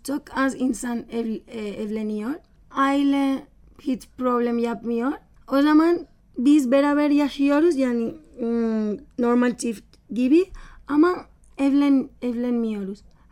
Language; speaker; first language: Turkish; non-native, learner; Spanish